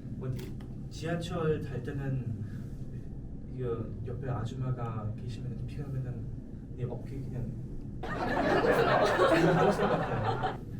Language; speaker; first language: Korean; non-native, fluent; German